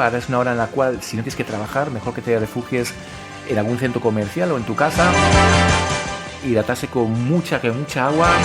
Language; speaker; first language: Spanish; native; Spanish